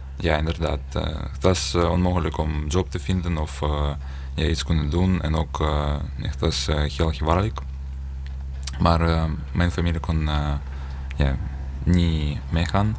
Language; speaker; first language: Dutch; non-native, fluent; Ukrainian